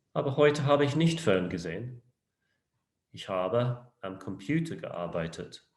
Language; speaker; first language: German; non-native, fluent; English